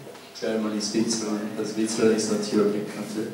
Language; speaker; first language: English; non-native, learner; Italian